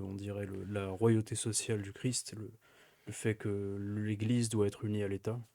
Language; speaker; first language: French; native; French